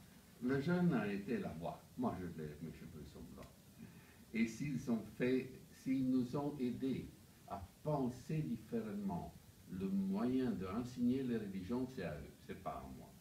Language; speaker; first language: French; non-native, fluent; Italian